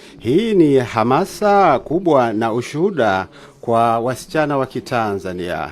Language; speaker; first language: Swahili; native; Swahili